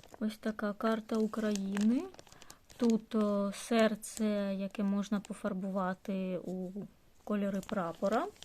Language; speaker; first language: Ukrainian; non-native, local second language; Russian